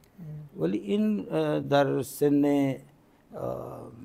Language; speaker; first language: Persian; non-native, fluent; Punjabi